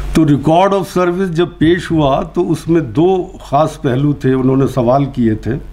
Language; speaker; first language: Urdu; native; Urdu